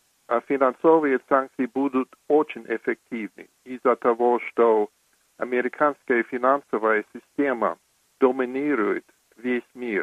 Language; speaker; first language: Russian; non-native, fluent; English